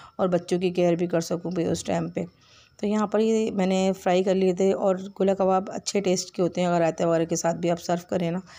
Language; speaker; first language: Urdu; native; Urdu